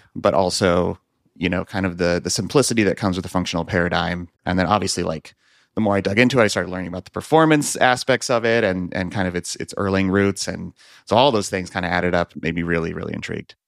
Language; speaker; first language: English; native; English